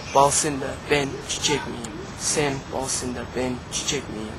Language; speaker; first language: Turkish; non-native, fluent; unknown